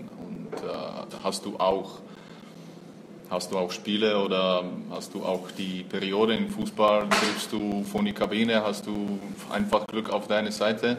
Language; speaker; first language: German; non-native, fluent; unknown